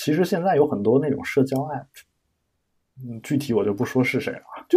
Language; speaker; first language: Chinese; native; Chinese